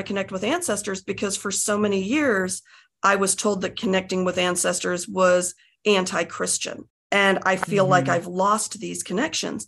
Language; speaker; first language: English; native; English